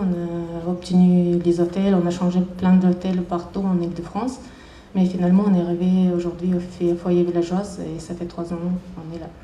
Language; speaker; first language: French; non-native, fluent; Chechen